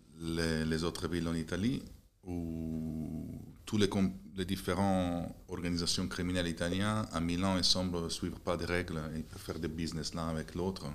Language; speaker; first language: French; non-native, fluent; Italian